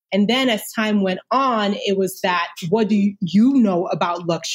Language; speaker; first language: English; non-native, local second language; Yoruba